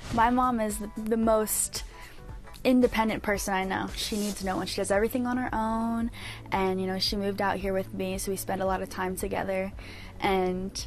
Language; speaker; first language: English; native; English